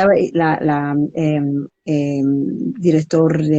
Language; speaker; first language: Spanish; non-native, learner; English